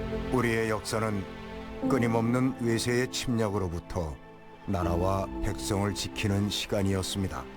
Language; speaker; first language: Korean; native; Korean